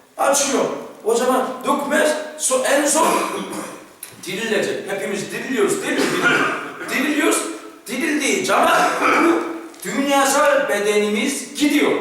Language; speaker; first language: Turkish; non-native, fluent; Korean